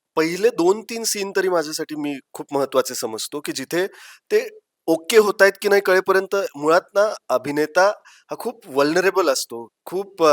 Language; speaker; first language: Marathi; native; Marathi